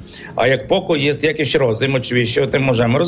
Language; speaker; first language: Polish; non-native, fluent; Ukrainian